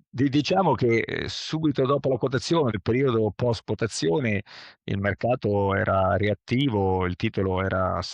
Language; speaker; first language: Italian; native; Italian